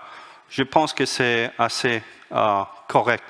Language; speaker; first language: French; non-native, fluent; Spanish